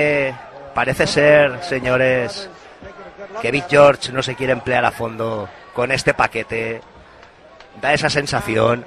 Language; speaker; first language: Spanish; native; Spanish